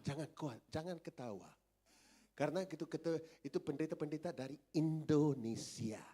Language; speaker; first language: Indonesian; non-native, fluent; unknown